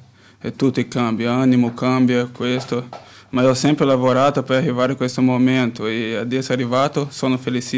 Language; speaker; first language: Italian; non-native, learner; Portuguese